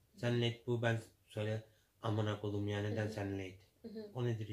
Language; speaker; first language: Turkish; non-native, learner; English